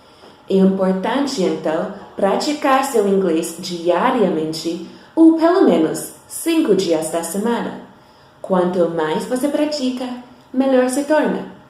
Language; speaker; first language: Portuguese; non-native, fluent; English